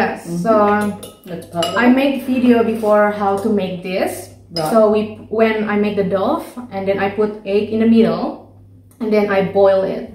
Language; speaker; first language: English; non-native, learner; Indonesian